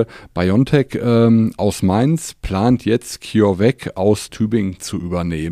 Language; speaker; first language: German; native; German